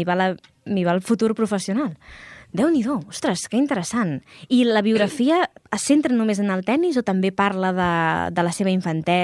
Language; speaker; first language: Catalan; native; Catalan